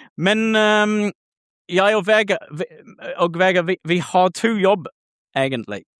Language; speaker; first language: Norwegian; non-native, learner; English